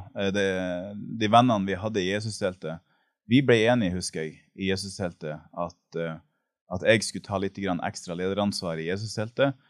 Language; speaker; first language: Norwegian; native; Norwegian